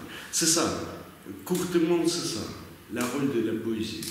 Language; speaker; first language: French; non-native, learner; Russian